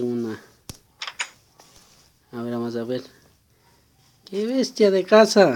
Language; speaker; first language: Spanish; native; Spanish